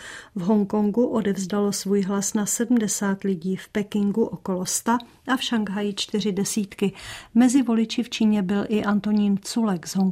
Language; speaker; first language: Czech; native; Czech